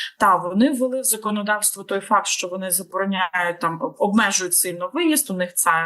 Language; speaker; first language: Ukrainian; native; Ukrainian